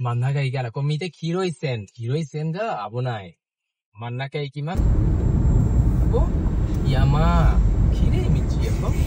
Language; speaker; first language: Japanese; non-native, learner; Bangla